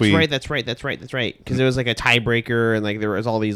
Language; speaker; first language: English; native; English